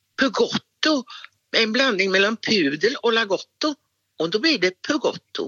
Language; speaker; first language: Swedish; native; Swedish